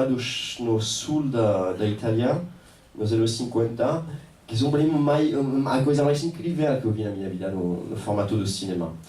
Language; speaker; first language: Portuguese; non-native, fluent; French